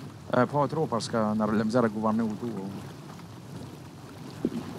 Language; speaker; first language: French; native; French